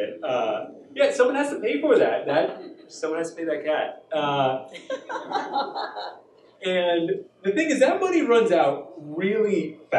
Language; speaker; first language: English; native; English